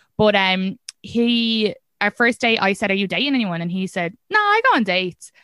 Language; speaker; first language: English; native; English